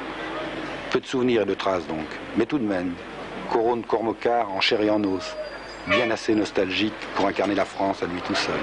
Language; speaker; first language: French; native; French